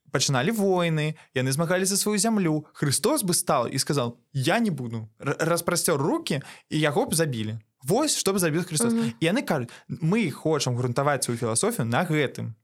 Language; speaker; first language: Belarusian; non-native, local second language; Russian